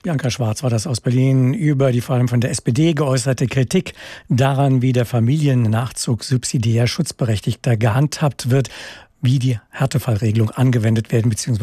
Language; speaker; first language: German; native; German